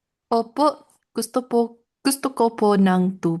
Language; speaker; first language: Filipino; non-native, learner; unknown